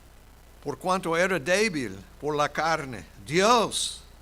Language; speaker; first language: Spanish; non-native, fluent; English